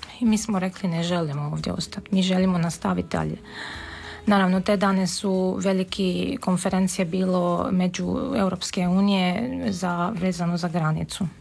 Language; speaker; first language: Serbian; non-native, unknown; Armenian